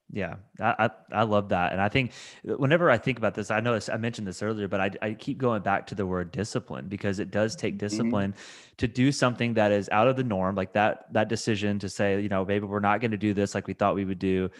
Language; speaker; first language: English; native; English